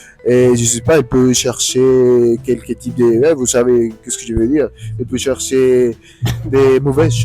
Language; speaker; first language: French; non-native, learner; Spanish